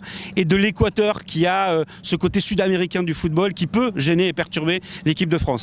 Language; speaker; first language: French; native; French